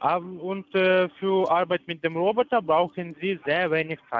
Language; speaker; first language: German; non-native, learner; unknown